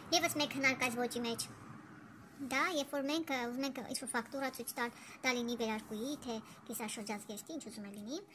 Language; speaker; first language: Armenian; early bilingual, heritage; Armenian